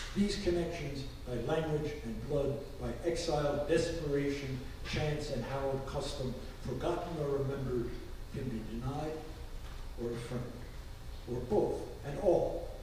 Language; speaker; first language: English; native; English